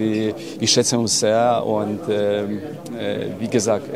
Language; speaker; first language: German; non-native, fluent; Polish